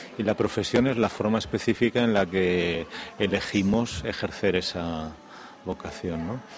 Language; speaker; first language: Spanish; native; Spanish